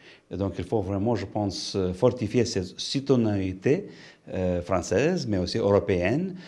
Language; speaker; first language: French; non-native, fluent; Lithuanian